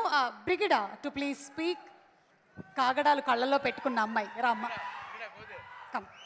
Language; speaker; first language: Telugu; native; Telugu